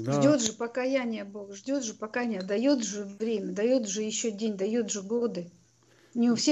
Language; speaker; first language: Russian; native; Russian